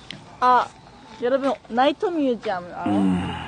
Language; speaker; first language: Korean; non-native, learner; Japanese